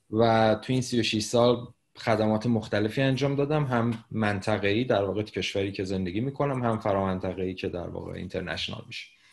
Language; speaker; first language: Persian; native; Persian